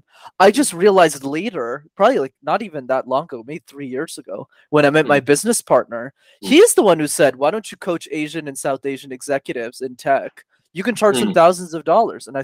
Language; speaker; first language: English; native; English